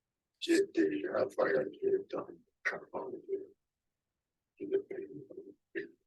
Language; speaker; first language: French; non-native, learner; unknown